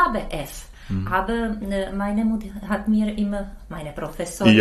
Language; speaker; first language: German; non-native, learner; Czech